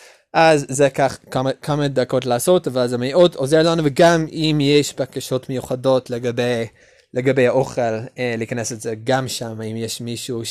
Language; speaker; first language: Hebrew; non-native, learner; English